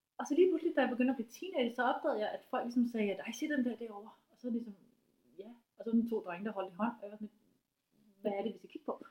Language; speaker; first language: Danish; native; Danish